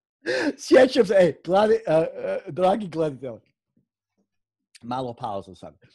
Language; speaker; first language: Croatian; non-native, fluent; English